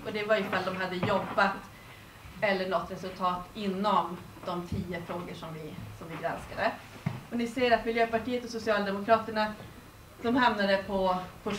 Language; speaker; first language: Swedish; native; Swedish